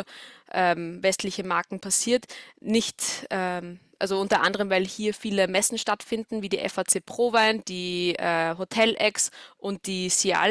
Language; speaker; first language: German; native; German